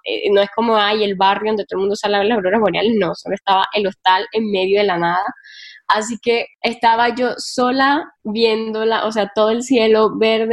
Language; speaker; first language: Spanish; native; Spanish